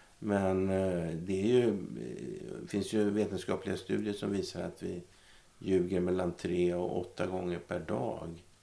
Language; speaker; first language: Swedish; native; Swedish